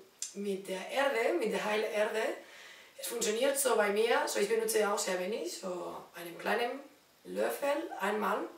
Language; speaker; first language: German; non-native, learner; Spanish